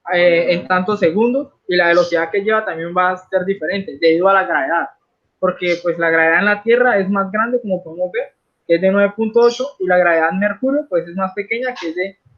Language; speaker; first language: Spanish; native; Spanish